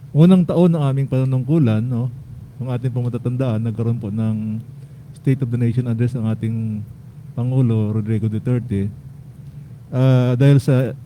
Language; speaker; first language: Filipino; native; Filipino